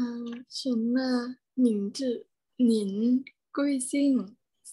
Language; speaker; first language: Chinese; non-native, learner; Thai